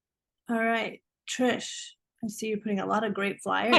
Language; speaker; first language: English; native; English